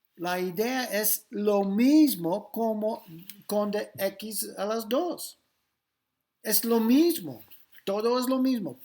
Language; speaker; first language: Spanish; non-native, learner; English